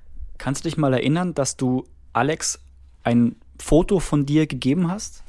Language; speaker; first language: German; native; German